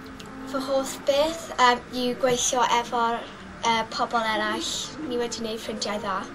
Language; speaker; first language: Welsh; non-native, local second language; English